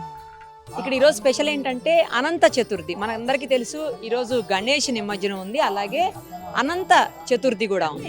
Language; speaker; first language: Telugu; native; Telugu